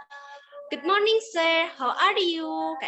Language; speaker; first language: English; non-native, learner; Indonesian